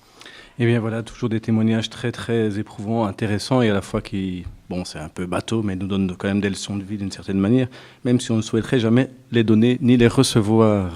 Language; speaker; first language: French; native; French